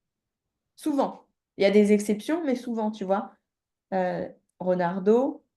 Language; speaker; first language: French; native; French